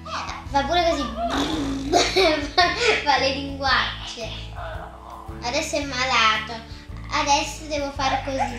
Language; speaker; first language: Italian; early bilingual, other home language; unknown